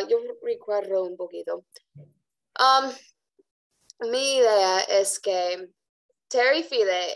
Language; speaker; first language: Spanish; non-native, learner; English